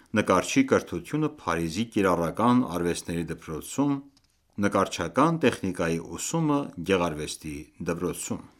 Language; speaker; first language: Armenian; native; Armenian